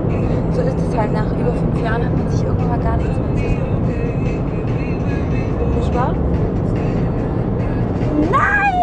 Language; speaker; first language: German; native; German